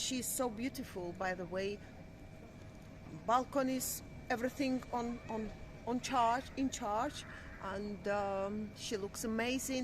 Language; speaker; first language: English; non-native, fluent; Russian